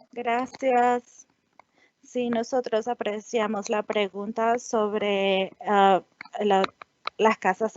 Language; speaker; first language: Spanish; non-native, fluent; English